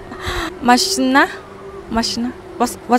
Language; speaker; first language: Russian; non-native, learner; Thai